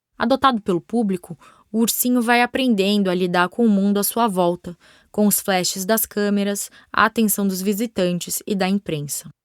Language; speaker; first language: Portuguese; native; Portuguese